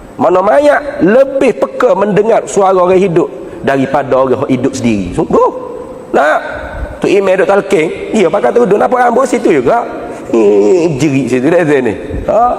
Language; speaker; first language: Malay; native; Malay